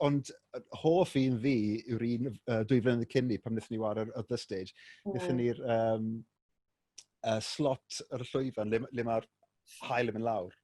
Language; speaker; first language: Welsh; native; Welsh